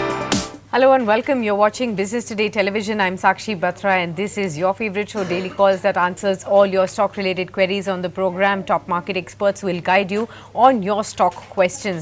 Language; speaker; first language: English; non-native, local second language; Hindi